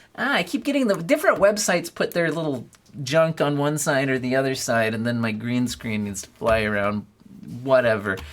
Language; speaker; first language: English; native; English